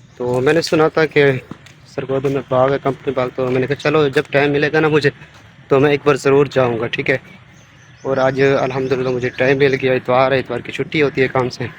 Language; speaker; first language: Urdu; non-native, local second language; Saraiki